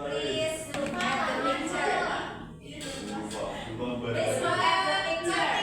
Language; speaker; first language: English; non-native, learner; Indonesian